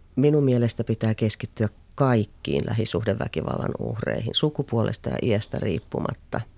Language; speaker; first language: Finnish; native; Finnish